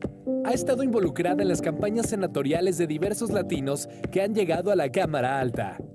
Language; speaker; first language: Spanish; native; Spanish